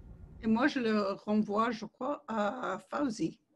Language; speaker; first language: French; non-native, fluent; English